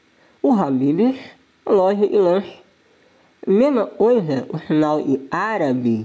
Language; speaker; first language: Portuguese; non-native, local second language; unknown